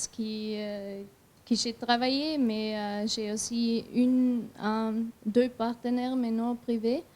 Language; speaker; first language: French; non-native, learner; German